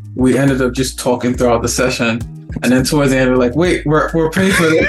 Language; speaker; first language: English; non-native, local second language; Yoruba